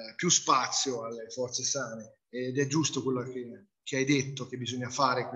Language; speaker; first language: Italian; native; Italian